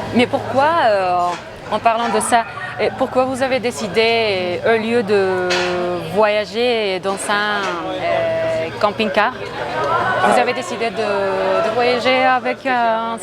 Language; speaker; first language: French; non-native, fluent; Spanish